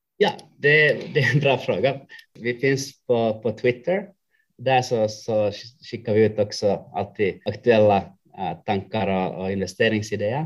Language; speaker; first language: Swedish; non-native, local second language; Finnish